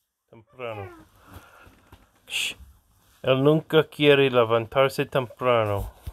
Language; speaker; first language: Spanish; non-native, learner; English